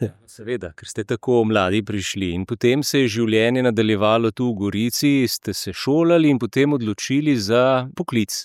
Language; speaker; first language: Slovenian; native; Slovenian